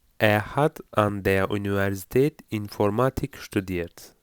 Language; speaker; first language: German; non-native, fluent; Turkish